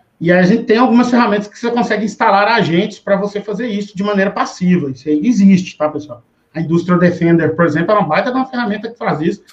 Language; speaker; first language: Portuguese; native; Portuguese